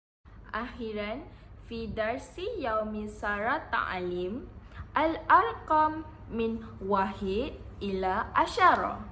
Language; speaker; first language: Arabic; non-native, learner; Malay